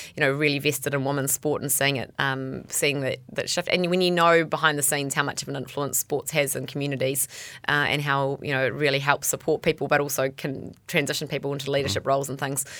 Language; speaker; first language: English; native; English